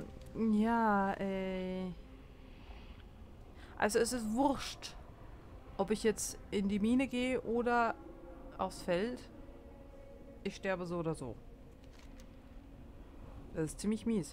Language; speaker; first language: German; native; German